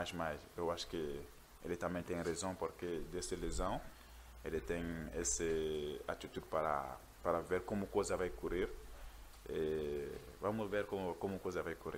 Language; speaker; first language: Portuguese; non-native, learner; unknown